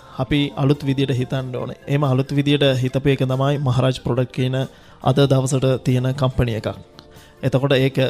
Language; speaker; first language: Sinhala; non-native, local second language; Tamil